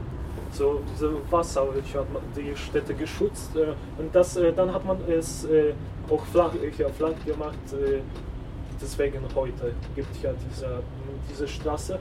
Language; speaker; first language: German; non-native, fluent; Polish